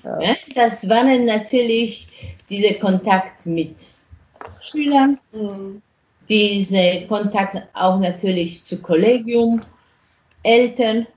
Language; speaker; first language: German; non-native, fluent; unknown